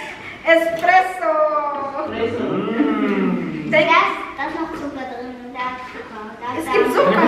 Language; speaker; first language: German; non-native, learner; Filipino